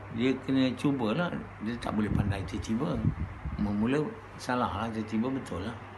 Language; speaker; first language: Malay; native; Malay